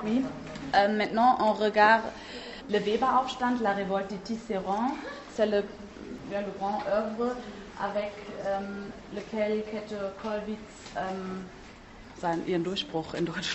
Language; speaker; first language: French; non-native, fluent; German